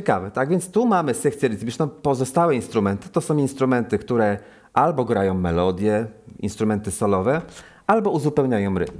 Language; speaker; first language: Polish; native; Polish